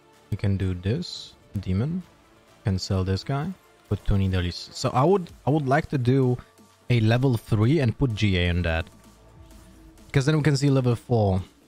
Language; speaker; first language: English; non-native, fluent; Polish